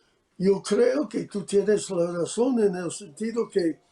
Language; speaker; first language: Spanish; non-native, fluent; English